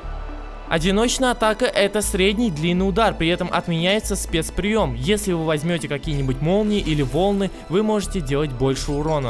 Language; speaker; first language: Russian; native; Russian